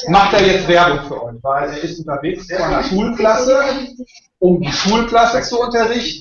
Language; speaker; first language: German; native; German